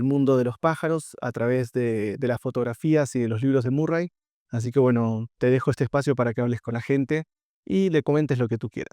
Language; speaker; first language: Spanish; native; Spanish